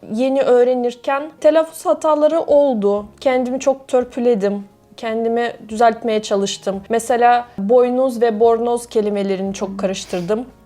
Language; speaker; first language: Turkish; non-native, fluent; Russian